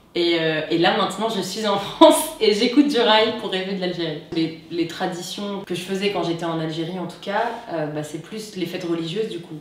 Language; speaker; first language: French; non-native, local second language; Arabic